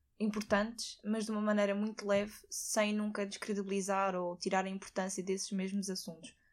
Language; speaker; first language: Portuguese; native; Portuguese